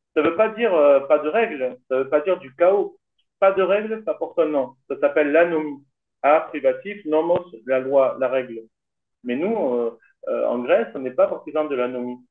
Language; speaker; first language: French; native; French